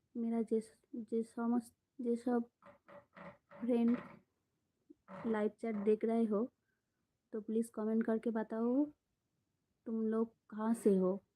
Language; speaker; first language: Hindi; non-native, local second language; Bangla